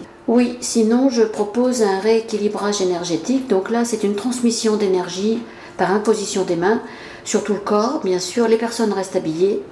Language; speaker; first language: French; native; French